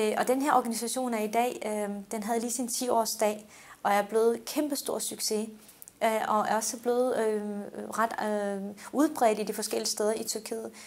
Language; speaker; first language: Danish; early bilingual, other home language; Turkish